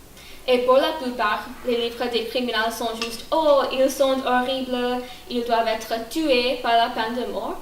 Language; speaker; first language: French; non-native, learner; English